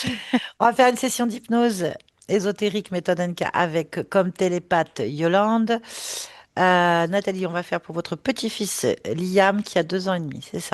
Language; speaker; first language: French; native; French